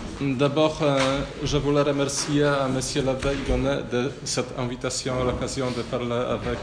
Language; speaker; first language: French; non-native, fluent; Polish